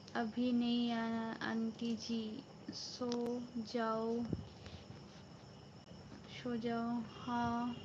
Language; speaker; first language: Hindi; non-native, local second language; Bangla